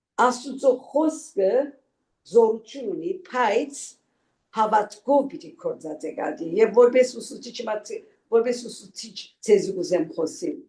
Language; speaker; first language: Armenian; native; Armenian